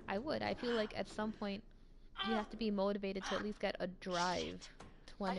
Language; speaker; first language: English; native; English